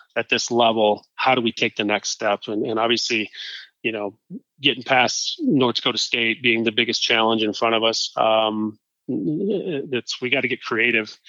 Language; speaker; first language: English; native; English